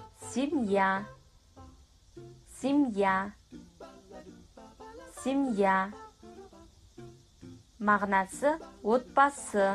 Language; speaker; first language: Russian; non-native, fluent; Kazakh